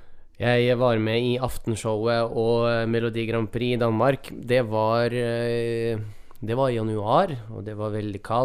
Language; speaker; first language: Norwegian; early bilingual, other home language; Russian